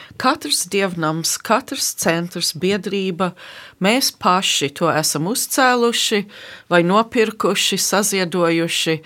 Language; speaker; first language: Latvian; early bilingual, heritage; Latvian